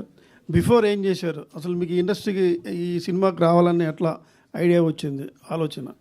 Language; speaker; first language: Telugu; native; Telugu